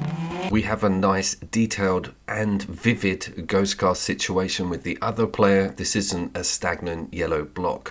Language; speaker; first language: English; native; English